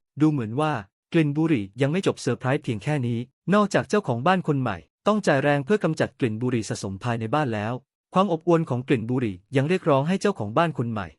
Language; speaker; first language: Thai; native; Thai